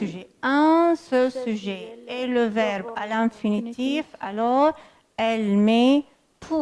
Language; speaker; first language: French; non-native, fluent; Arabic